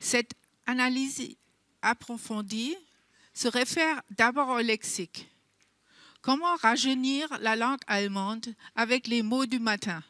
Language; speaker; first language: French; non-native, fluent; German